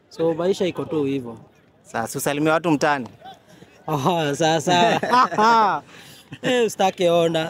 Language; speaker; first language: Swahili; non-native, local second language; Kikuyu